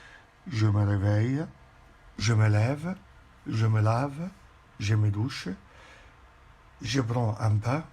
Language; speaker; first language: French; non-native, fluent; Arabic